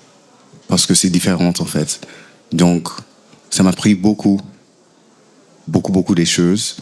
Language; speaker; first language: French; non-native, fluent; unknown